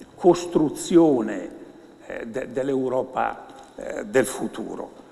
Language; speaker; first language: Italian; native; Italian